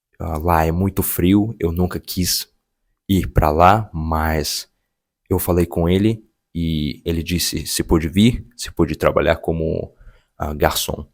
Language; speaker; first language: Portuguese; non-native, fluent; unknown